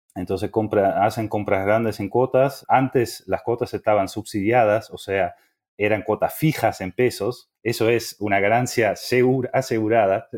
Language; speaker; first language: Spanish; non-native, fluent; Dutch